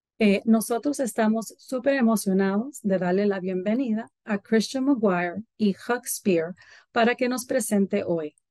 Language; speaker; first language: Spanish; early bilingual, heritage; Spanish